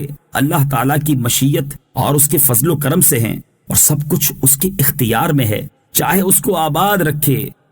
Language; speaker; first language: Urdu; native; Urdu